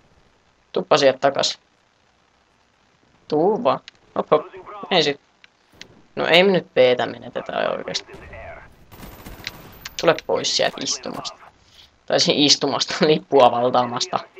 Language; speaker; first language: Finnish; native; Finnish